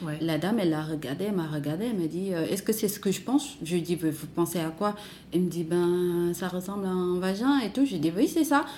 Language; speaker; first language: French; non-native, local second language; Wolof